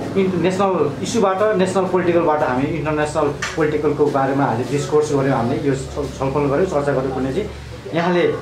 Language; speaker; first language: Nepali; native; Nepali